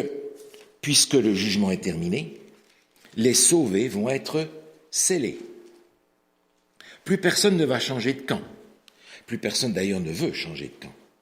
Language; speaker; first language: French; native; French